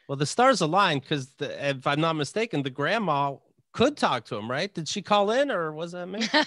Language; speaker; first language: English; native; English